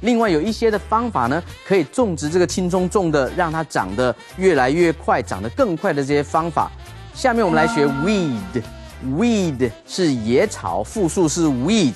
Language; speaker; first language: Chinese; native; Chinese